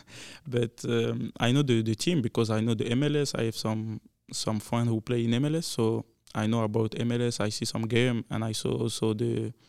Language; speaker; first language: English; non-native, learner; French